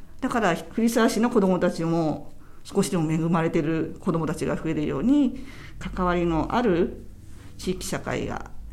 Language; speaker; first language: Japanese; native; Japanese